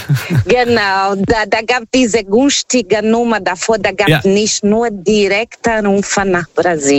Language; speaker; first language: German; non-native, learner; Portuguese